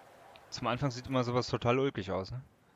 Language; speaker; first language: German; native; German